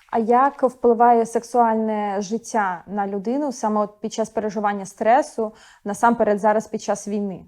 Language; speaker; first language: Ukrainian; native; Ukrainian